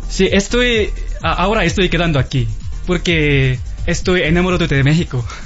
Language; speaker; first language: Spanish; non-native, learner; Korean